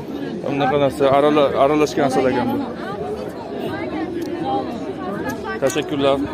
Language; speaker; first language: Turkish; non-native, learner; Uzbek